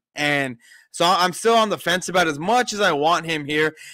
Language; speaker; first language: English; native; English